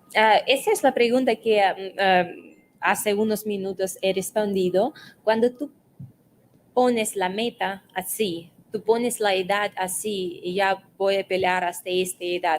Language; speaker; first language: Spanish; non-native, fluent; Russian